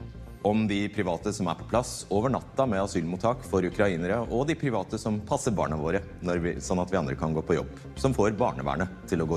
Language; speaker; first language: Norwegian; native; Norwegian